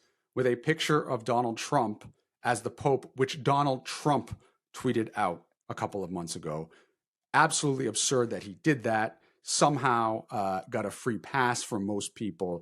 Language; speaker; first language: English; native; English